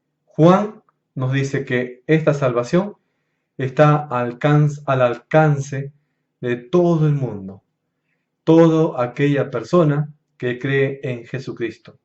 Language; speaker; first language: Spanish; native; Spanish